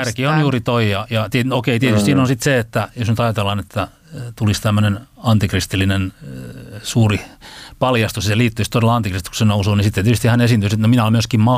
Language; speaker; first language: Finnish; native; Finnish